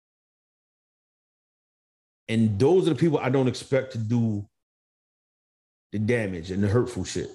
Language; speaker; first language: English; native; English